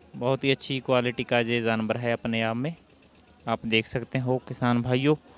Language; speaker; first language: Hindi; non-native, local second language; Punjabi